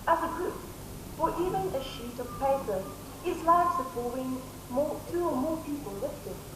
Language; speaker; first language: English; non-native, local second language; Afrikaans